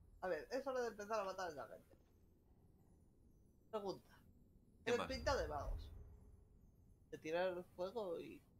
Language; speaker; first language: Spanish; native; Spanish